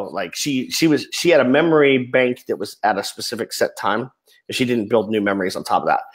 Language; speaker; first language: English; native; English